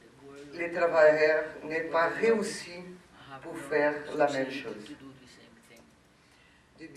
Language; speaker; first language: French; non-native, fluent; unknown